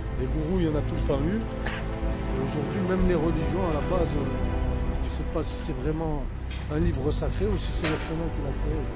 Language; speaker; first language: French; native; French